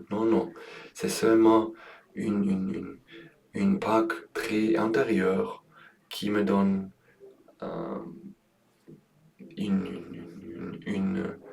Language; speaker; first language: French; non-native, learner; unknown